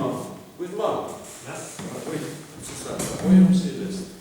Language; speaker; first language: French; non-native, fluent; Russian